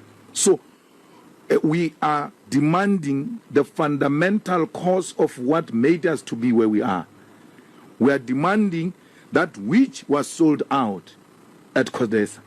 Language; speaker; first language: English; non-native, local second language; Northern Sotho